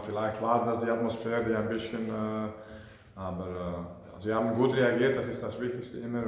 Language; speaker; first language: German; non-native, fluent; Dutch